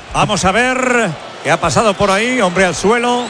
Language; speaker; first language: Spanish; native; Spanish